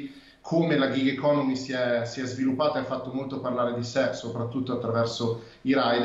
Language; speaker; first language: Italian; native; Italian